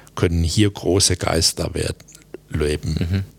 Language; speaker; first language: German; native; German